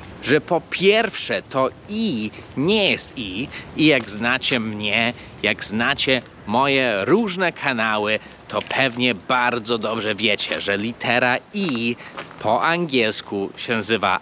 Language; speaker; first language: Polish; non-native, fluent; English